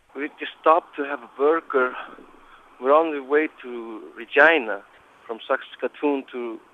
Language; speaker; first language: English; non-native, fluent; Icelandic